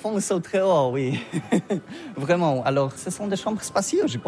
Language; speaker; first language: French; non-native, learner; Polish